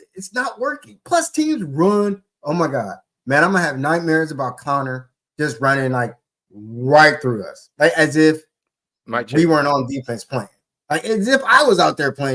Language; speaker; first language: English; native; English